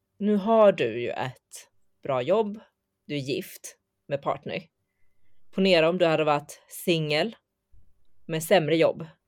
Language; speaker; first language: Swedish; early bilingual, other home language; Chinese